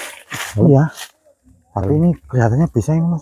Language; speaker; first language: Indonesian; native; Indonesian